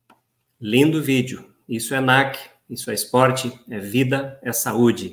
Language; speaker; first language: Portuguese; native; Portuguese